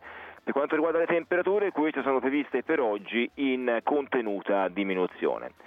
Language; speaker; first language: Italian; native; Italian